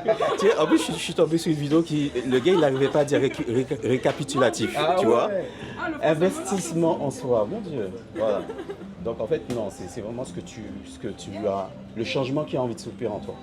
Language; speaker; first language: French; native; French